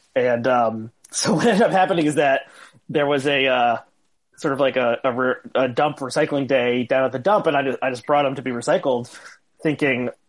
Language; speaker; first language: English; native; English